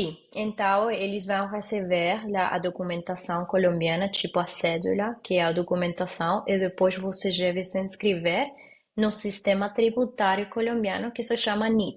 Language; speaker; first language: Portuguese; non-native, learner; Spanish